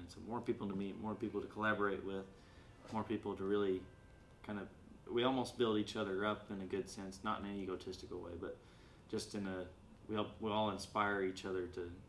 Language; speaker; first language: English; native; English